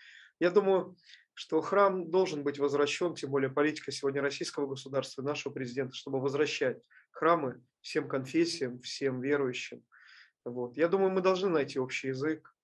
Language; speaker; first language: Russian; native; Russian